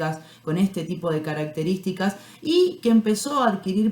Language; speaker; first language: Spanish; native; Spanish